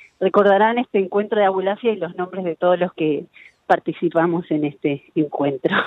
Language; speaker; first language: Spanish; native; Spanish